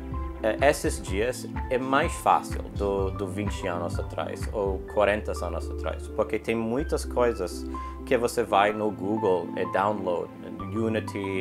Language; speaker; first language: Portuguese; non-native, learner; English